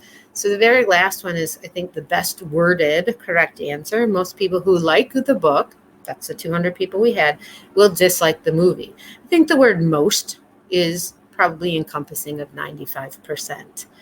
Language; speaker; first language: English; native; English